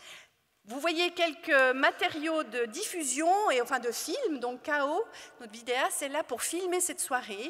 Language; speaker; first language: French; native; French